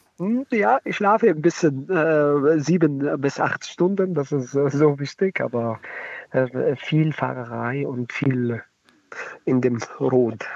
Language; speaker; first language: German; non-native, learner; Arabic